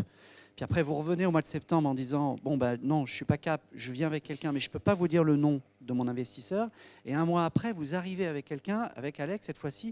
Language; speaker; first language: French; native; French